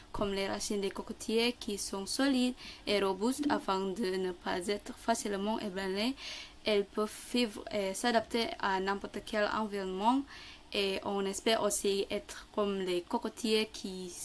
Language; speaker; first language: French; non-native, learner; Indonesian